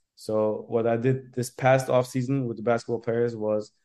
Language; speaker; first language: English; non-native, fluent; German